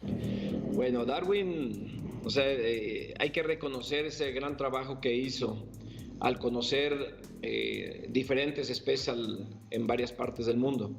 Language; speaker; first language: Spanish; native; Spanish